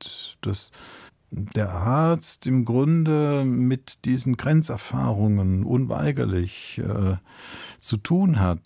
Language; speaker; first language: German; early bilingual, other home language; Italian